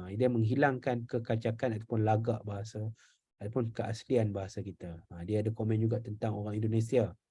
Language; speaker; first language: Malay; native; Malay